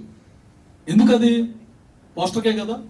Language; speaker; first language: Telugu; native; Telugu